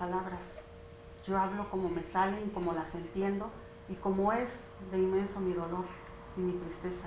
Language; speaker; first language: Spanish; native; Spanish